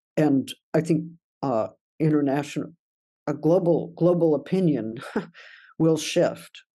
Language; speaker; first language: English; native; English